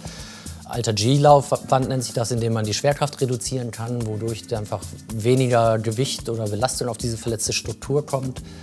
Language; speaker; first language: German; native; German